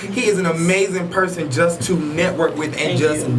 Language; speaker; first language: English; native; English